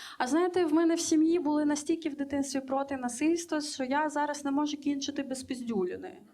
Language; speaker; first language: Ukrainian; native; Ukrainian